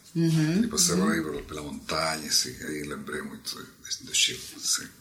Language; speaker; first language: Portuguese; non-native, fluent; Spanish